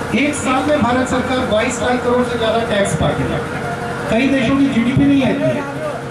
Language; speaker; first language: Hindi; native; Hindi